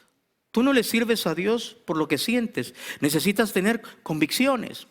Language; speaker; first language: Spanish; native; Spanish